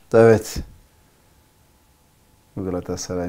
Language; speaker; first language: Turkish; non-native, learner; Portuguese